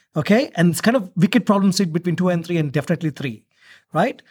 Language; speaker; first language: English; non-native, local second language; Telugu